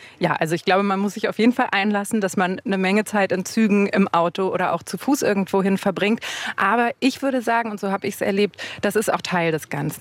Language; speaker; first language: German; native; German